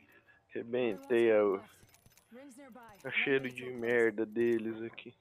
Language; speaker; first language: Portuguese; native; Portuguese